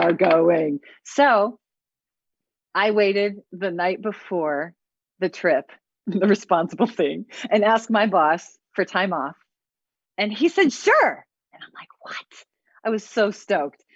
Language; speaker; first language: English; native; English